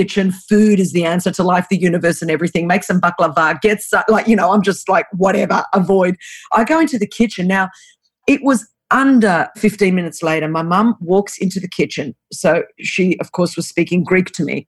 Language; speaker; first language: English; non-native, local second language; Greek